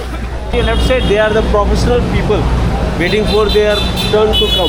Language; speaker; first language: English; non-native, local second language; Hindi